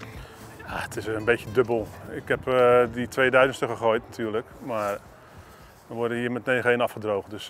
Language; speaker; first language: Dutch; native; Dutch